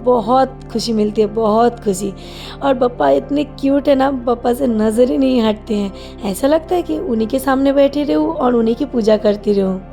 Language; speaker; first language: Hindi; non-native, local second language; Bangla